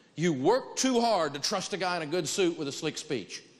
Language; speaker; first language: English; native; English